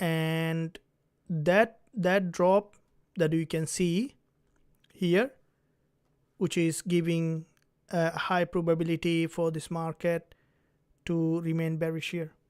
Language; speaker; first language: English; non-native, fluent; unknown